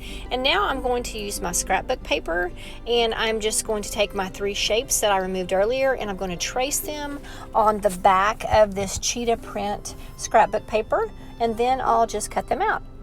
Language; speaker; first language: English; native; English